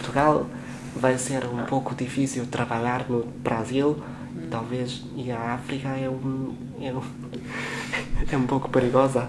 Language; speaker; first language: Portuguese; non-native, fluent; Chinese